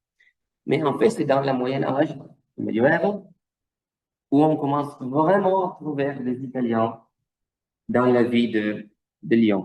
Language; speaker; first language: French; non-native, fluent; Italian